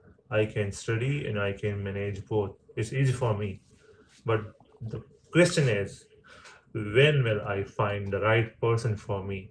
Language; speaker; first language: English; non-native, learner; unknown